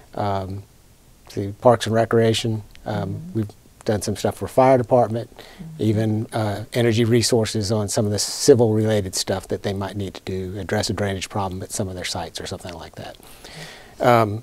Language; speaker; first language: English; native; English